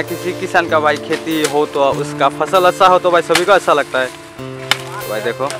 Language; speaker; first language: Hindi; non-native, local second language; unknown